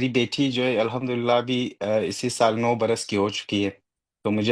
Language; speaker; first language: Urdu; native; Urdu